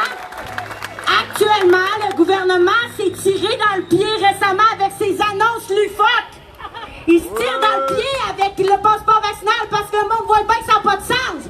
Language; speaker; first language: French; native; French